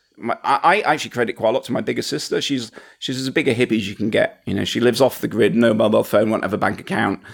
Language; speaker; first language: English; native; English